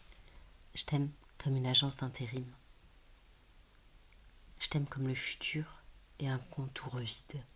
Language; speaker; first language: French; native; French